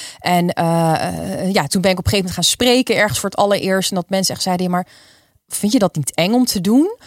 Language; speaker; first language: Dutch; native; Dutch